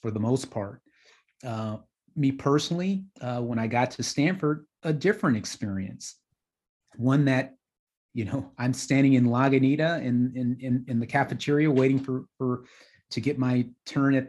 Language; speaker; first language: English; native; English